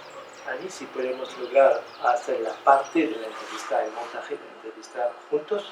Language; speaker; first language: Spanish; non-native, learner; French